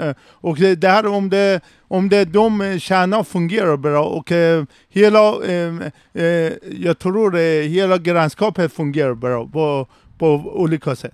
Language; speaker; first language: Swedish; non-native, learner; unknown